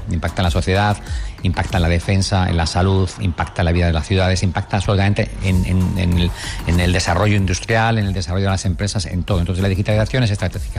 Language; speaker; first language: Spanish; native; Spanish